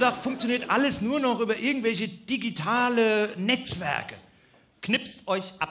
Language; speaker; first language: German; native; German